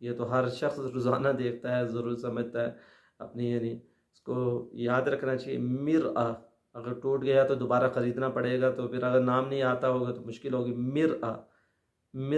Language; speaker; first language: Urdu; native; Urdu